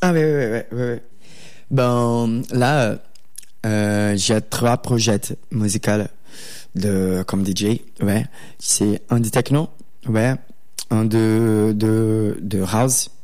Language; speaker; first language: French; non-native, learner; Portuguese